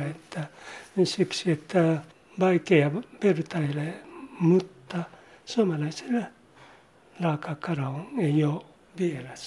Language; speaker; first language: Finnish; non-native, learner; Japanese